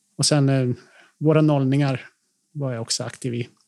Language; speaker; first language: Swedish; native; Swedish